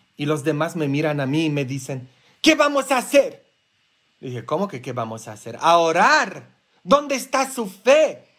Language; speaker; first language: Spanish; non-native, fluent; Polish